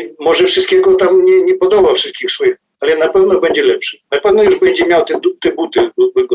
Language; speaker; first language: Polish; non-native, fluent; Ukrainian